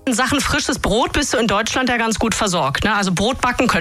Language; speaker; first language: German; native; German